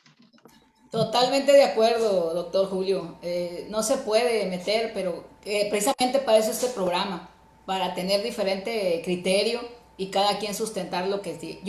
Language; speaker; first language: Spanish; native; Spanish